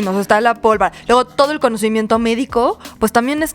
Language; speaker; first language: Spanish; native; Spanish